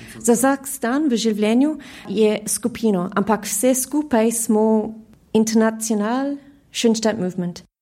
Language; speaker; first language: Slovenian; early bilingual, heritage; Slovenian